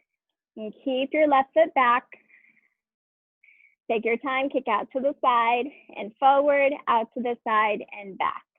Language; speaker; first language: English; native; English